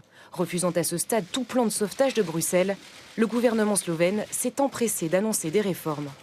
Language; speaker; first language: French; native; French